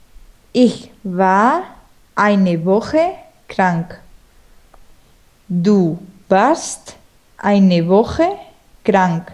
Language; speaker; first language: German; non-native, learner; Spanish